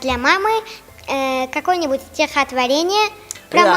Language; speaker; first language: Russian; non-native, local second language; Tajik